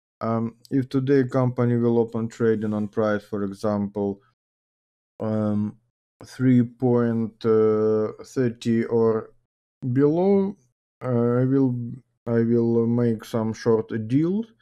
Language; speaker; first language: English; non-native, learner; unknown